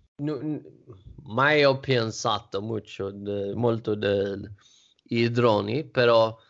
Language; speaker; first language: Italian; non-native, learner; Swedish